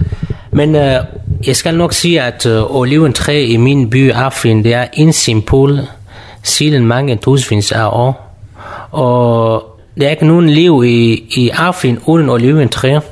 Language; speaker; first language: Danish; non-native, learner; Kurdish